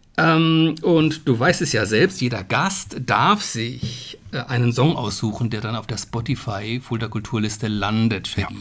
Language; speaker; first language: German; native; German